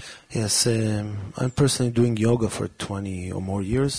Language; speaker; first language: English; early bilingual, other home language; Hebrew